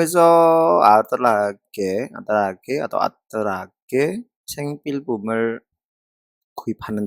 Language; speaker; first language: Korean; non-native, fluent; Indonesian